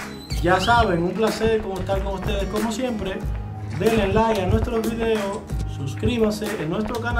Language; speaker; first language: Spanish; native; Spanish